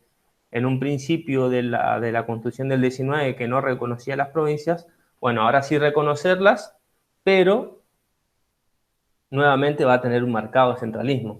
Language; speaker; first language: Spanish; native; Spanish